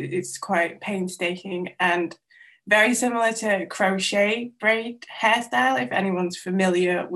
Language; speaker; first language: English; non-native, local second language; Welsh